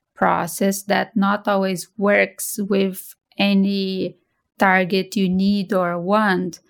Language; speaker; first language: English; non-native, fluent; Portuguese